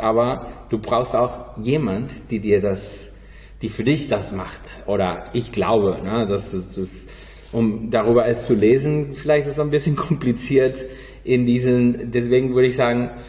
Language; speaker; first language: German; non-native, fluent; Spanish